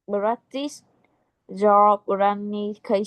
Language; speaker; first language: English; non-native, learner; Vietnamese